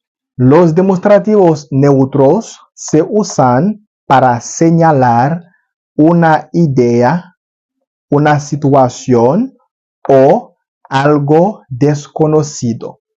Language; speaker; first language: Spanish; non-native, learner; Haitian Creole